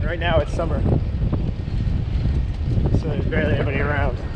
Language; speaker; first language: English; native; English